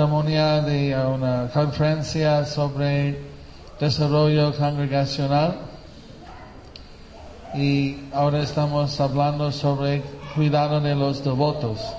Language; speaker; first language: Spanish; non-native, fluent; English